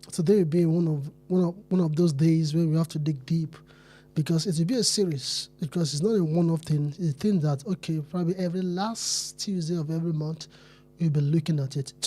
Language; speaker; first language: English; non-native, local second language; Yoruba